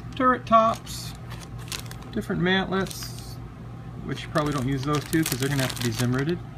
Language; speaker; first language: English; native; English